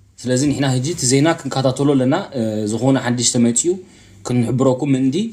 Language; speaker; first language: Tigrinya; early bilingual, heritage; Tigrinya